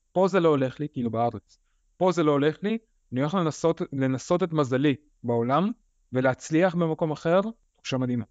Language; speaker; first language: Hebrew; early bilingual, other home language; Russian